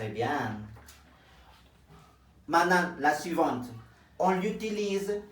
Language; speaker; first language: French; non-native, fluent; Spanish